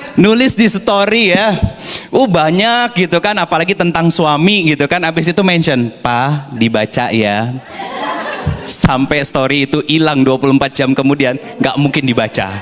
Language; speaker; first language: Indonesian; native; Indonesian